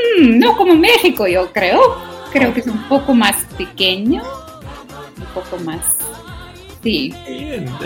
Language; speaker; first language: Spanish; non-native, learner; Afrikaans